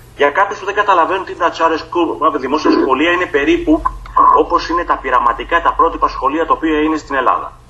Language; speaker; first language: Greek; native; Greek